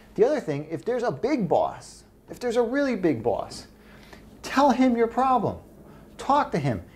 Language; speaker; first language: English; native; English